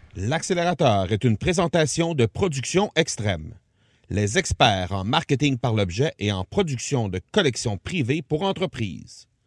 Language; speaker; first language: French; native; French